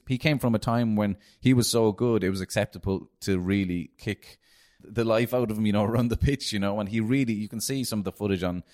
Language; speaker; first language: English; native; English